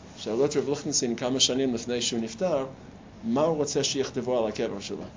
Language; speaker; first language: Hebrew; non-native, fluent; English